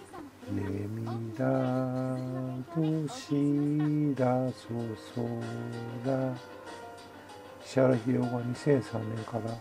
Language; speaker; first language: Japanese; native; Japanese